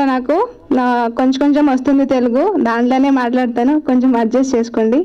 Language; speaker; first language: Telugu; non-native, learner; Kannada